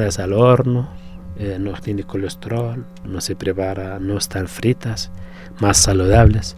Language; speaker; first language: Spanish; non-native, fluent; Arabic